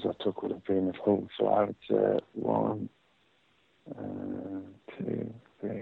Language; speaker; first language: English; native; English